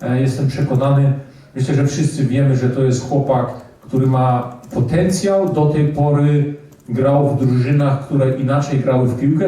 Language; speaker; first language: Polish; early bilingual, heritage; Polish